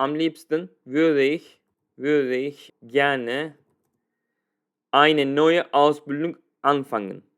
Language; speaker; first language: German; non-native, fluent; Turkish